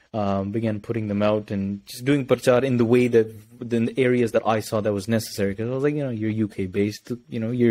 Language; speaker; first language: English; early bilingual, other home language; Punjabi